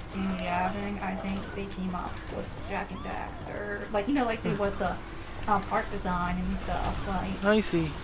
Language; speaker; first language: English; native; English